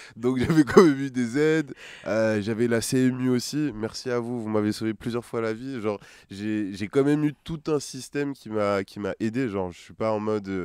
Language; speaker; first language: French; non-native, local second language; Wolof